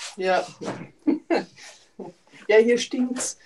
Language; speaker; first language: German; native; German